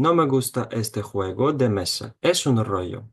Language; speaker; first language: Spanish; non-native, fluent; Ukrainian